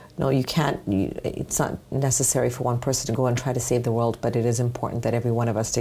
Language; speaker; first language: English; native; English